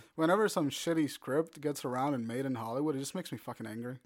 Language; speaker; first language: English; non-native, fluent; Spanish